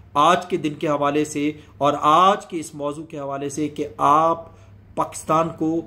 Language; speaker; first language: Urdu; native; Urdu